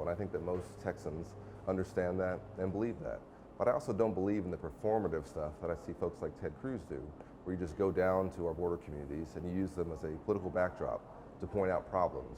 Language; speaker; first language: English; native; English